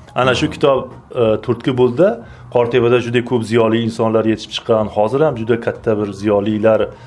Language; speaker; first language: Uzbek; native; Uzbek